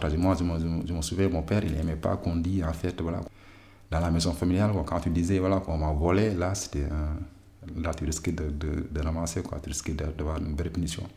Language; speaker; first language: French; non-native, local second language; Wolof